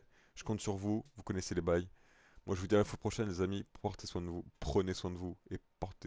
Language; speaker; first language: French; native; French